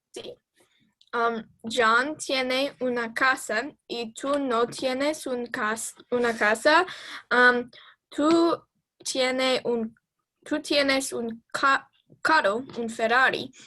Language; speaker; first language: Spanish; non-native, learner; English